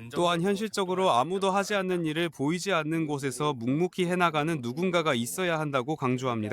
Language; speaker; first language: Korean; native; Korean